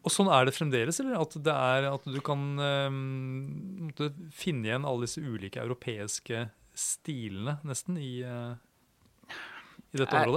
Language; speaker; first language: Norwegian; native; Norwegian